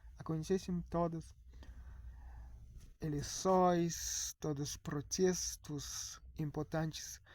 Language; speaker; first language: Portuguese; non-native, learner; Russian